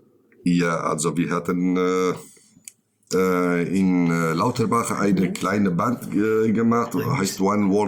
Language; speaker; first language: German; non-native, learner; Kurdish